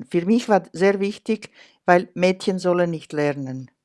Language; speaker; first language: German; non-native, fluent; Croatian